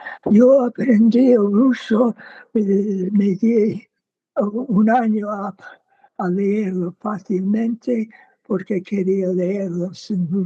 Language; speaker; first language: Spanish; non-native, fluent; English